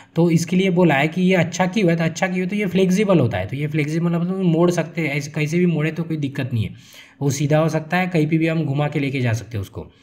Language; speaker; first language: Hindi; non-native, local second language; Marathi